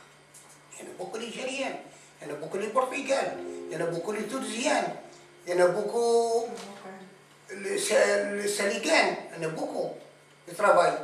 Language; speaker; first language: French; non-native, learner; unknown